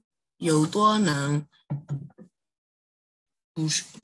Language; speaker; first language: Chinese; non-native, learner; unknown